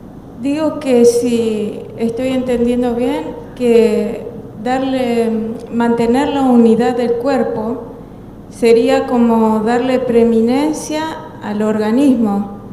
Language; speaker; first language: Spanish; native; Spanish